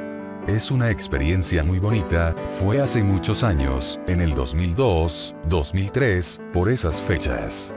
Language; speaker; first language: Spanish; native; Spanish